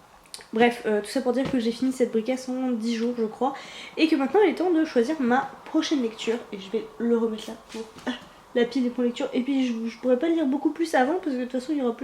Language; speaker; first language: French; native; French